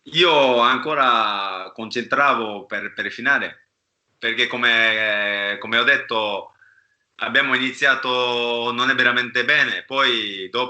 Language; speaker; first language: Italian; non-native, learner; Japanese